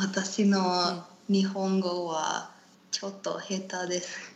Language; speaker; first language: Japanese; non-native, learner; Spanish